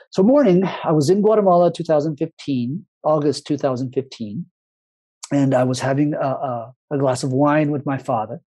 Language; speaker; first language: English; early bilingual, other home language; Spanish